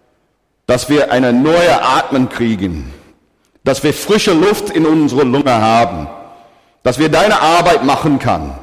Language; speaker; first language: German; non-native, fluent; English